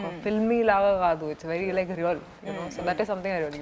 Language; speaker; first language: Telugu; non-native, local second language; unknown